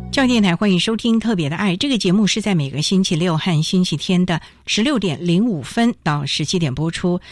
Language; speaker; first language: Chinese; native; Chinese